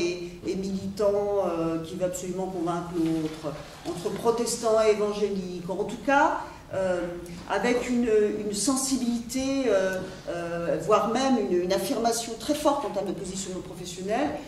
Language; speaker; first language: French; native; French